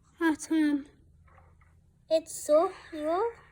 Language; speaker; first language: Turkish; early bilingual, heritage; Turkish